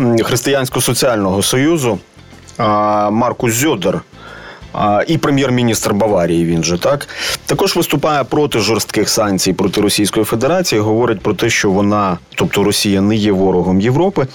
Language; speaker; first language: Ukrainian; native; Ukrainian